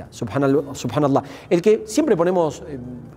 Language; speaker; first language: Spanish; native; Spanish